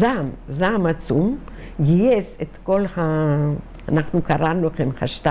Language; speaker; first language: Hebrew; non-native, fluent; Yiddish